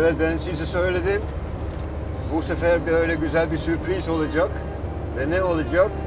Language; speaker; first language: Turkish; non-native, fluent; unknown